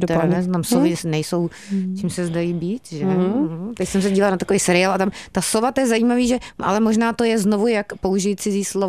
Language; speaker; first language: Czech; native; Czech